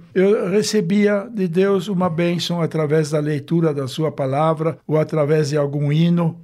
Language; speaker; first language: Portuguese; early bilingual, other home language; German